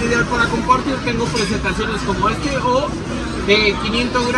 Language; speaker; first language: Spanish; native; Spanish